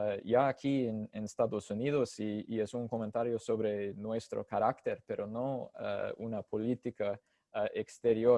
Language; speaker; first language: Spanish; non-native, fluent; English